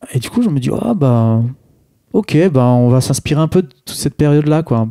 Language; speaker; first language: French; native; French